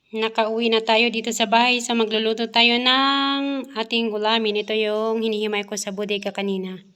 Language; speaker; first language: Filipino; non-native, local second language; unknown